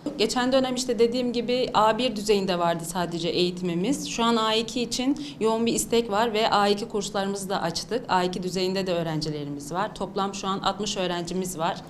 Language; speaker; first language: Turkish; native; Turkish